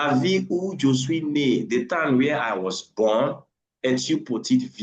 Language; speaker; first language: French; non-native, learner; English